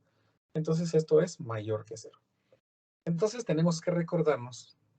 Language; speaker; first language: Spanish; native; Spanish